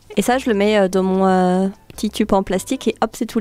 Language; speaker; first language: French; native; French